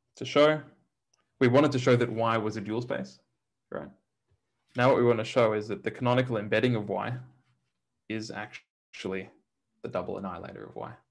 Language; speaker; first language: English; native; English